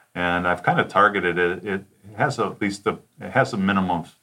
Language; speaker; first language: English; native; English